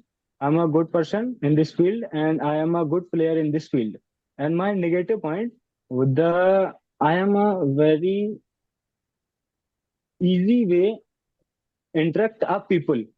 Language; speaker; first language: English; non-native, learner; Hindi